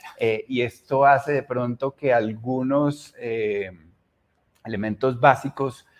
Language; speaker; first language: Spanish; native; Spanish